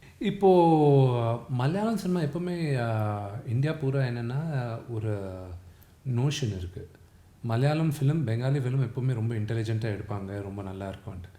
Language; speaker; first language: Tamil; non-native, local second language; Telugu